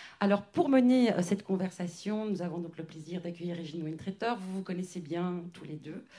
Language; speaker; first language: French; native; French